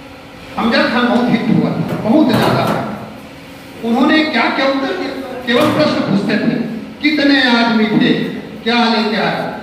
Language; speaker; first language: Hindi; native; Hindi